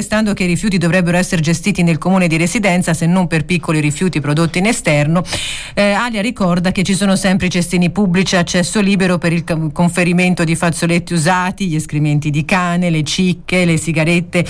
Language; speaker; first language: Italian; native; Italian